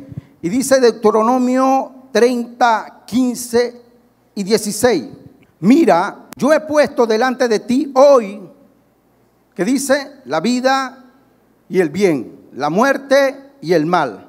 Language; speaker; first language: Spanish; native; Spanish